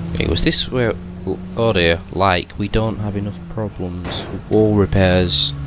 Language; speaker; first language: English; native; English